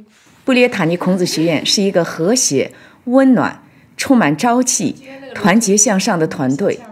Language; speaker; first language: Chinese; native; Chinese